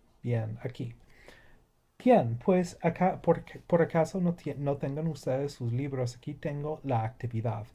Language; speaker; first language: Spanish; non-native, fluent; English